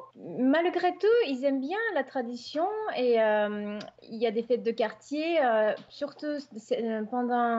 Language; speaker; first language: French; non-native, fluent; Japanese